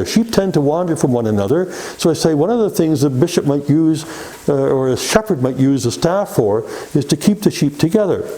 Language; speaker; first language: English; native; English